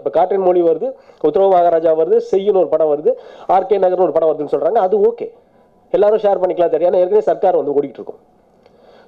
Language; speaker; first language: Tamil; native; Tamil